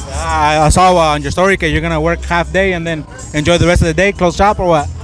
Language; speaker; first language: English; early bilingual, other home language; Spanish